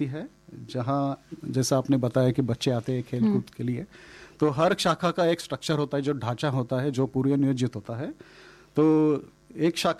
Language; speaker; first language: Hindi; non-native, local second language; Marathi